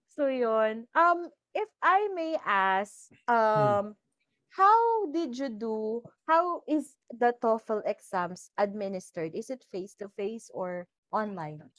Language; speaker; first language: English; non-native, local second language; Filipino